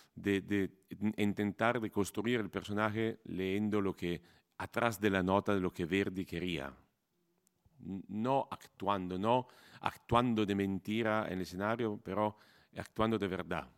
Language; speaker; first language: Spanish; non-native, fluent; Italian